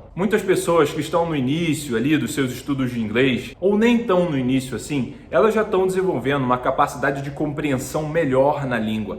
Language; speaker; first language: Portuguese; native; Portuguese